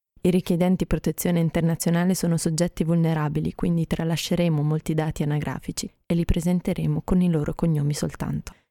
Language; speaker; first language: Italian; native; Italian